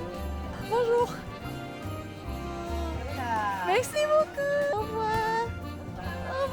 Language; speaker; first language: French; non-native, learner; Japanese